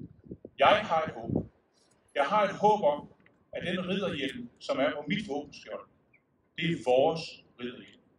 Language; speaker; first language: Danish; native; Danish